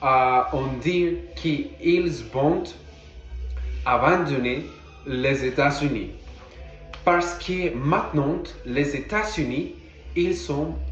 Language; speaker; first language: French; non-native, learner; Portuguese